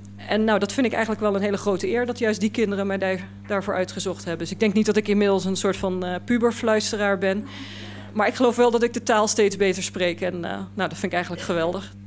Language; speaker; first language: Dutch; native; Dutch